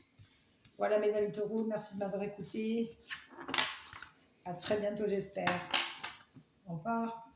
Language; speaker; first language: French; native; French